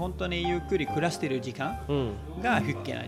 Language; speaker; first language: Japanese; non-native, fluent; Danish